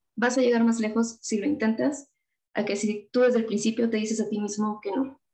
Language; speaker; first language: Spanish; native; Spanish